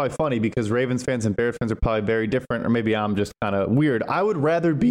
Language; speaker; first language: English; native; English